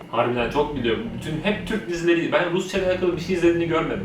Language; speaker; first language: Turkish; native; Turkish